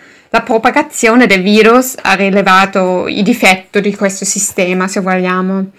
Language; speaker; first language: Italian; non-native, fluent; German